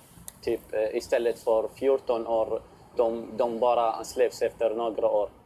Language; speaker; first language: Swedish; non-native, fluent; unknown